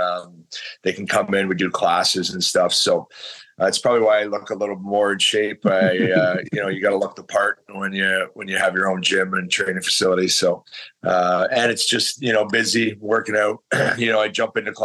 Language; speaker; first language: English; native; English